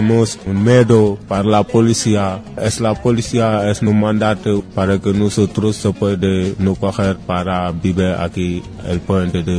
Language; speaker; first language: Spanish; non-native, learner; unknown